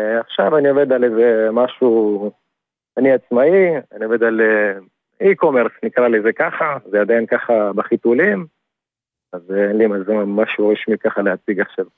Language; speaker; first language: Hebrew; early bilingual, other home language; Amharic